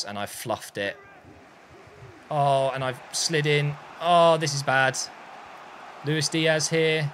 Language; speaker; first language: English; native; English